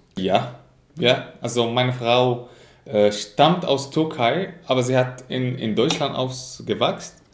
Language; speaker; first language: German; non-native, fluent; Arabic